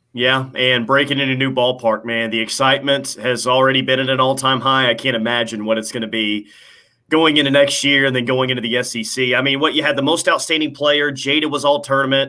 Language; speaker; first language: English; native; English